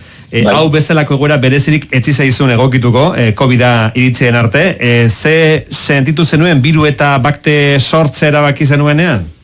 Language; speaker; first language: Basque; native; Basque